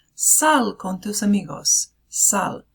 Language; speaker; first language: Spanish; non-native, fluent; English